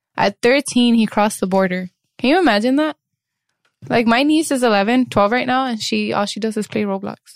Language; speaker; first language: English; early bilingual, other home language; Spanish